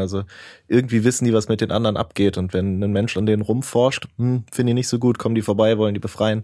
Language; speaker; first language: German; native; German